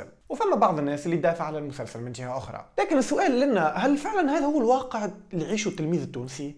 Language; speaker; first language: Arabic; native; Arabic